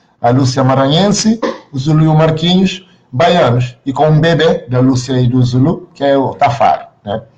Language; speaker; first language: Portuguese; non-native, local second language; Kabuverdianu